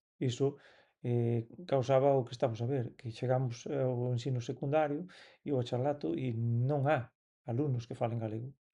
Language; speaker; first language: Galician; non-native, local second language; Spanish